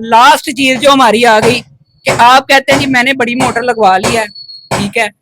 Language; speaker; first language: Urdu; non-native, local second language; Punjabi